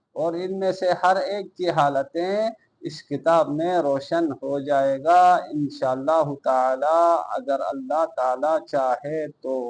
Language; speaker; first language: Urdu; non-native, local second language; Balti